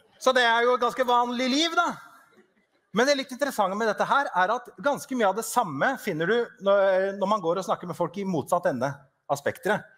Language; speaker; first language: Norwegian; native; Norwegian